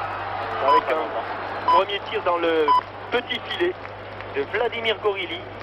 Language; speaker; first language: French; native; French